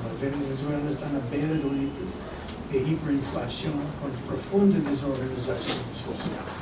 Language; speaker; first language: Portuguese; non-native, fluent; Spanish